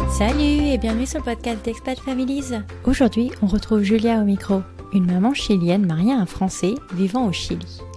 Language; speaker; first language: French; native; French